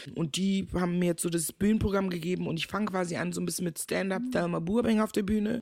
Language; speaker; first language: German; early bilingual, other home language; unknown